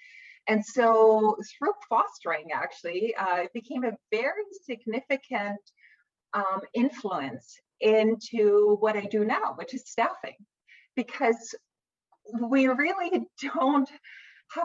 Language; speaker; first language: English; non-native, fluent; German